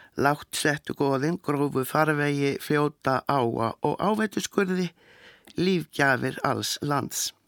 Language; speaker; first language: Icelandic; native; Icelandic